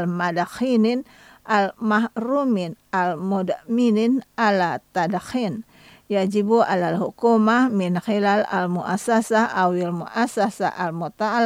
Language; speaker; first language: Arabic; non-native, learner; Indonesian